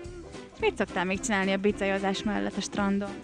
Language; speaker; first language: Hungarian; native; Hungarian